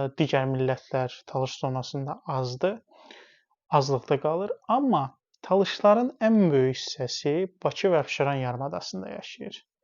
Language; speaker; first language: Azerbaijani; non-native, local second language; Talysh